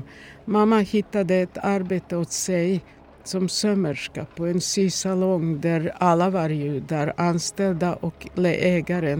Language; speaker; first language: Swedish; non-native, fluent; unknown